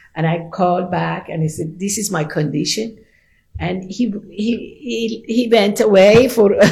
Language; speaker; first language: English; non-native, fluent; Persian